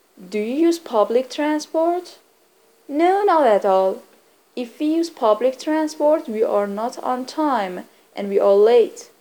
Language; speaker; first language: English; non-native, fluent; Persian